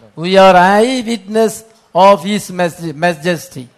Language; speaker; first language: English; non-native, local second language; Tamil